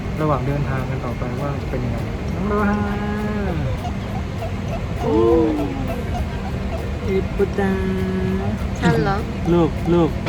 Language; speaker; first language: Thai; native; Thai